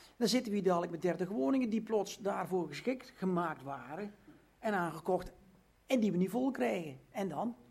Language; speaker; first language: Dutch; native; Dutch